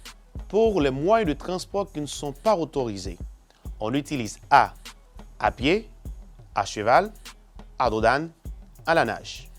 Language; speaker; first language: French; non-native, fluent; Spanish